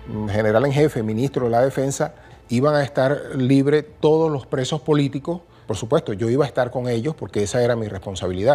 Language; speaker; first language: Spanish; native; Spanish